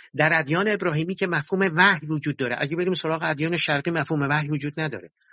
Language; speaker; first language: Persian; native; Persian